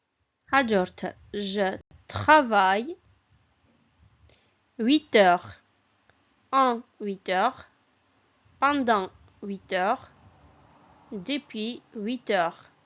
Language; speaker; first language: French; non-native, fluent; Armenian